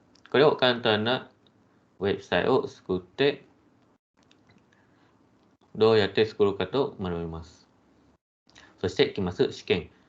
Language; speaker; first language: Japanese; non-native, fluent; Malay